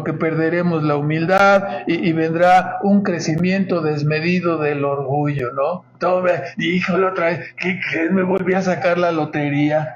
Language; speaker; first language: Spanish; native; Spanish